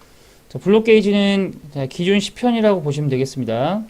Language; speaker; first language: Korean; native; Korean